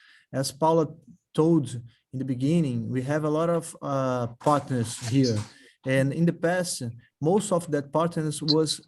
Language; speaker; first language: English; non-native, fluent; Portuguese